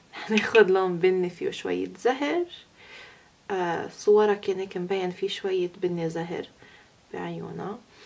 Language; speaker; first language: Arabic; early bilingual, heritage; Arabic